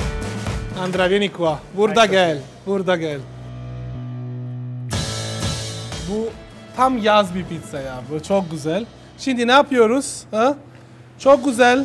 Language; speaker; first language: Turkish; non-native, learner; Italian